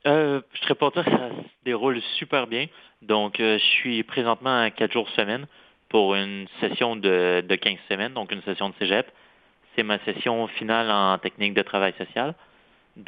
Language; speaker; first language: French; native; French